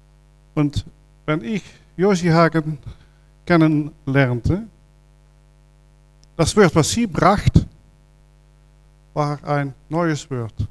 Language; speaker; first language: German; non-native, learner; Dutch